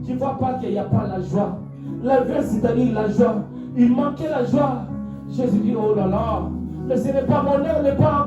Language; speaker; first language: French; non-native, local second language; Lingala